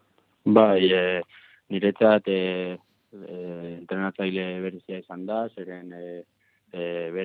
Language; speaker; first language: Basque; non-native, local second language; Spanish